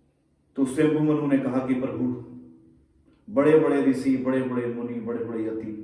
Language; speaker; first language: Hindi; native; Hindi